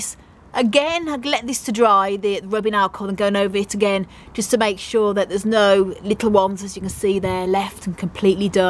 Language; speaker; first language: English; native; English